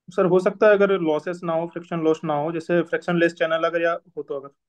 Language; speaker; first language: Hindi; native; Hindi